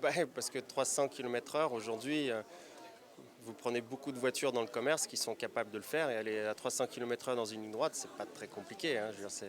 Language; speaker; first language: French; native; French